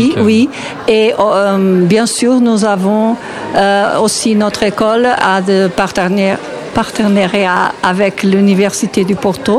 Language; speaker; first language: French; non-native, learner; Portuguese